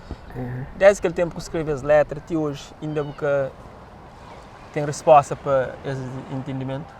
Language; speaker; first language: Portuguese; non-native, local second language; Kabuverdianu